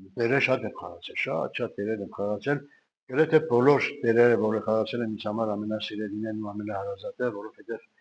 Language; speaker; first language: Armenian; native; Armenian